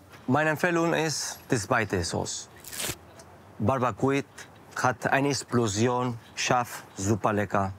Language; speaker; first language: German; non-native, learner; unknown